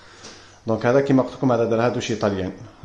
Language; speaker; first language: Arabic; native; Arabic